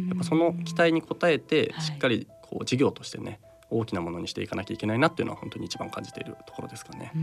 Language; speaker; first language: Japanese; native; Japanese